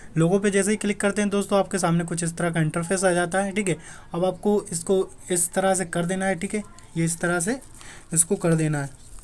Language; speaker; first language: Hindi; native; Hindi